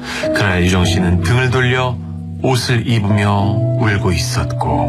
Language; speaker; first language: Korean; native; Korean